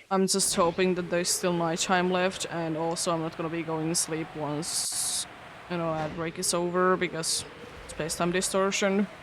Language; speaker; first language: English; non-native, fluent; Finnish